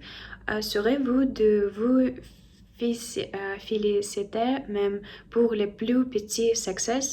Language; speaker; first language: French; non-native, learner; Russian